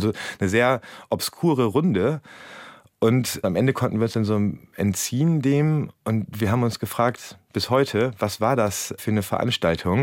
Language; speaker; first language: German; native; German